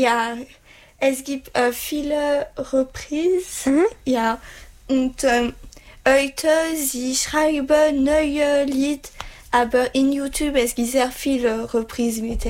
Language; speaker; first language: German; non-native, learner; French